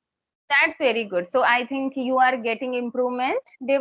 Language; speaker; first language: English; non-native, fluent; Hindi